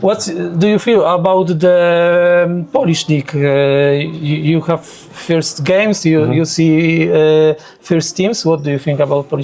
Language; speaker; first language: English; non-native, learner; Polish